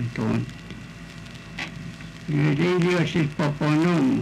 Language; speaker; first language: Spanish; non-native, local second language; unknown